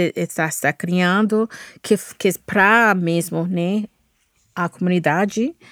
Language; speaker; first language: Portuguese; non-native, fluent; English